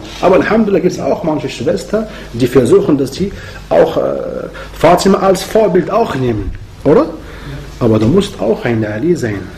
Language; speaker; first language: German; non-native, fluent; Arabic